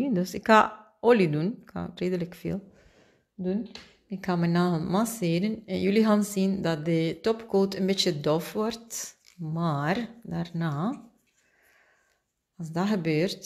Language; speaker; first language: Dutch; non-native, fluent; Spanish